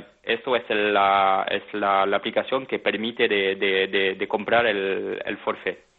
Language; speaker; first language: Spanish; non-native, fluent; French